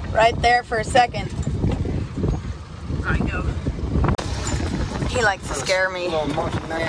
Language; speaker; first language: English; native; English